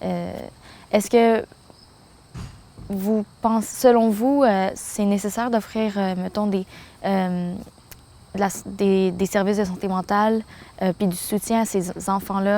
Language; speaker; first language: French; native; French